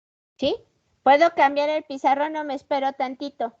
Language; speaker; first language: Spanish; native; Spanish